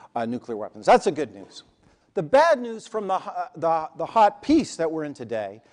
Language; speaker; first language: English; native; English